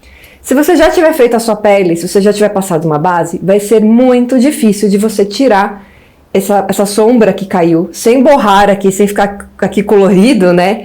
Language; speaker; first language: Portuguese; native; Portuguese